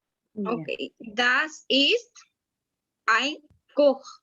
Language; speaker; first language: German; non-native, learner; Spanish